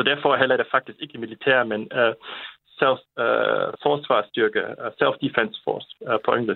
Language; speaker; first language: Danish; non-native, fluent; Japanese